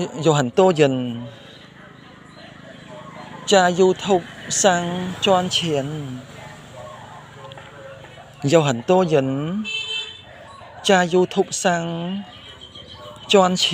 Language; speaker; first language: Chinese; non-native, fluent; Khmer